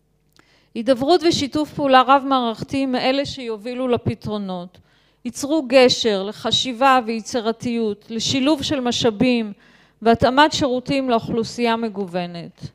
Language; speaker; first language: Hebrew; native; Hebrew